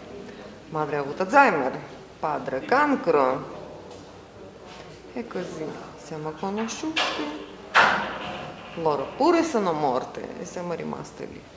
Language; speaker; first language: Italian; non-native, learner; Ukrainian